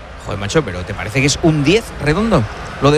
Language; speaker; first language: Spanish; native; Spanish